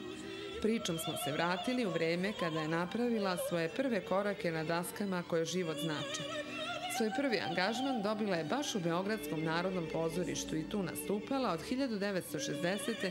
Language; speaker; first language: Serbian; native; Serbian